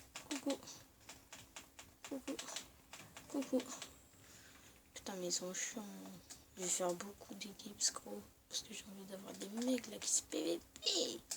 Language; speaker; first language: French; native; French